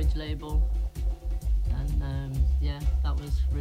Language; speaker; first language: English; native; English